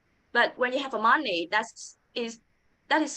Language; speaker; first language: English; non-native, learner; Vietnamese